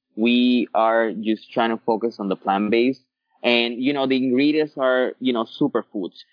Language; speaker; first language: English; early bilingual, other home language; Spanish